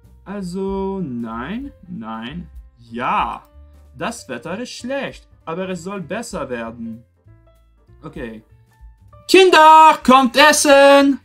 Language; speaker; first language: German; non-native, fluent; French